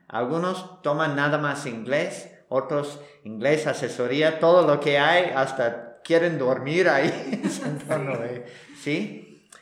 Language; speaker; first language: Spanish; non-native, fluent; English